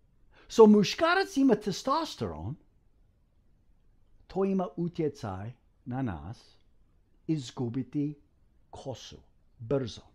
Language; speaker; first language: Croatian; early bilingual, heritage; English